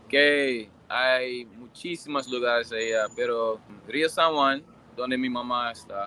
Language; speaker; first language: Spanish; non-native, learner; English